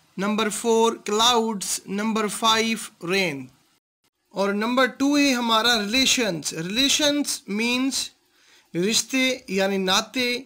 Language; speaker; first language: Urdu; non-native, local second language; Sindhi